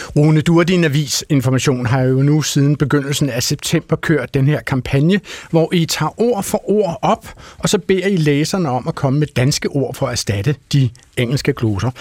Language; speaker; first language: Danish; native; Danish